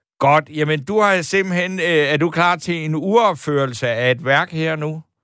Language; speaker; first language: Danish; native; Danish